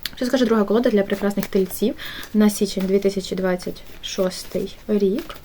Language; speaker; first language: Ukrainian; native; Ukrainian